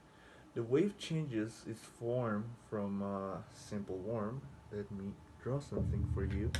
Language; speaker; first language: English; non-native, fluent; Spanish